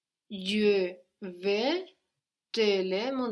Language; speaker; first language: French; non-native, learner; English